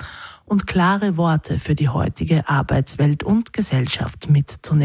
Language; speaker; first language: German; native; German